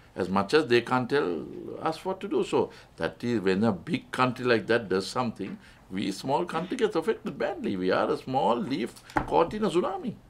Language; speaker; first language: English; non-native, local second language; Sinhala